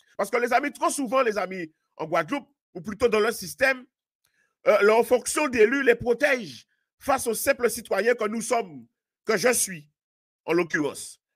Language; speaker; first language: French; native; French